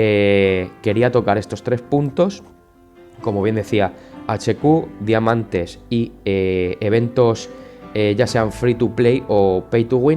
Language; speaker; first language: Spanish; native; Spanish